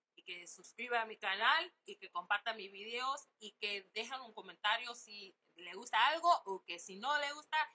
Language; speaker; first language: Spanish; non-native, fluent; English